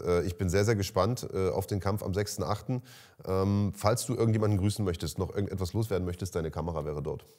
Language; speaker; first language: German; native; German